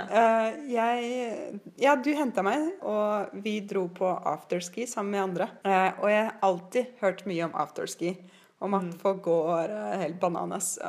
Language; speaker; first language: Norwegian; non-native, fluent; Russian